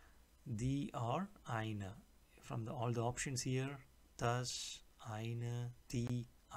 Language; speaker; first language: German; non-native, fluent; English